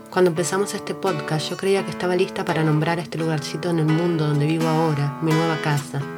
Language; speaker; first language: Spanish; native; Spanish